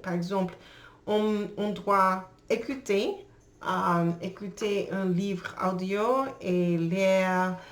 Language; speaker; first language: French; non-native, learner; English